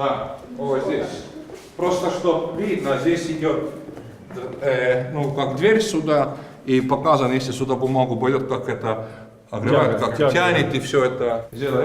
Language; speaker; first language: Russian; non-native, fluent; Estonian